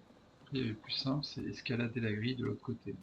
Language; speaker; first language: French; native; French